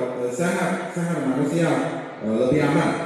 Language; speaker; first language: Indonesian; non-native, learner; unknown